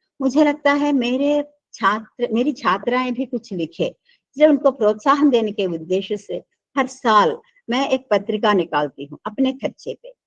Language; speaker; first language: Hindi; non-native, local second language; Telugu